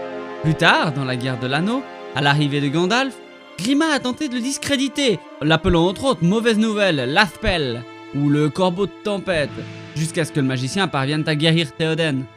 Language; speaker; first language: French; native; French